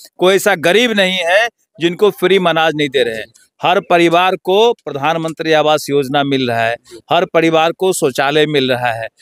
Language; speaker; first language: Hindi; native; Hindi